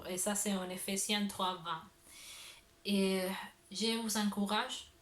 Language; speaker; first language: French; non-native, learner; Spanish